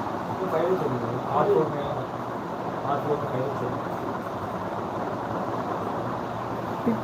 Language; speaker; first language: Hindi; non-native, local second language; Santali